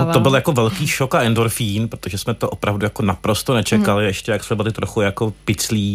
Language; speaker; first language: Czech; native; Czech